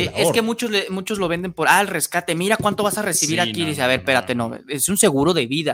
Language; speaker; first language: Spanish; native; Spanish